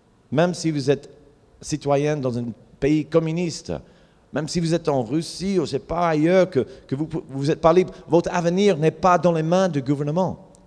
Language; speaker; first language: French; non-native, fluent; English